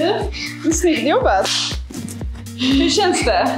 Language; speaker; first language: Swedish; native; Swedish